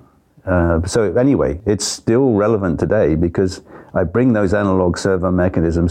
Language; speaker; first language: English; native; English